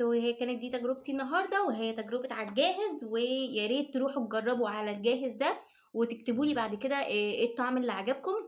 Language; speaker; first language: Arabic; native; Arabic